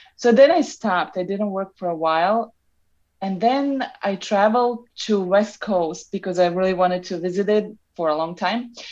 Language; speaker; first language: English; non-native, fluent; Serbian